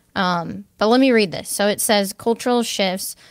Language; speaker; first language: English; native; English